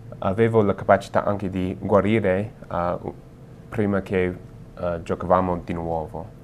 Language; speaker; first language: Italian; non-native, learner; English